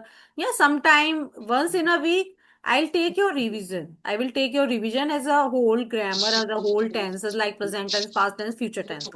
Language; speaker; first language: English; non-native, learner; Hindi